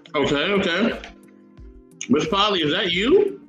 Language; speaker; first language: English; native; English